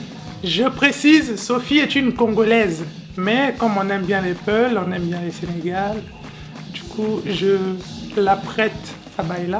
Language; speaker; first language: French; native; French